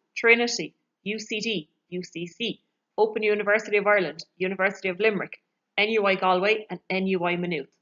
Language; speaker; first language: English; native; English